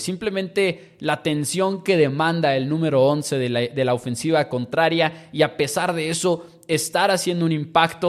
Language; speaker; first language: Spanish; native; Spanish